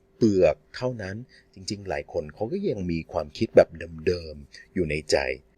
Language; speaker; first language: Thai; non-native, fluent; English